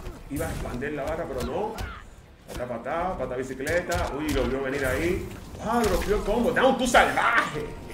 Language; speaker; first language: Spanish; native; Spanish